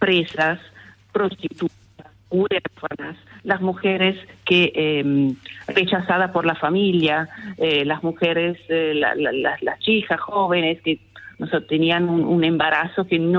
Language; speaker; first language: Spanish; non-native, fluent; Italian